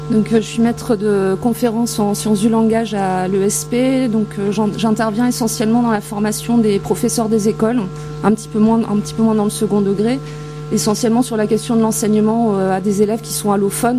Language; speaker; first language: French; native; French